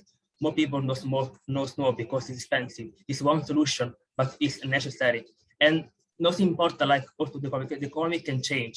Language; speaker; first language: English; non-native, fluent; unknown